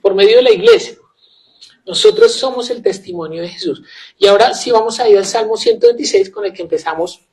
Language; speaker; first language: Spanish; native; Spanish